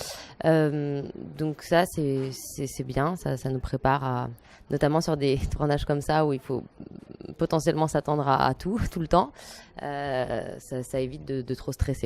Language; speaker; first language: French; native; French